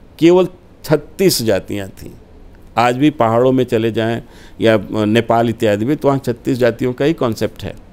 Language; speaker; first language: Hindi; native; Hindi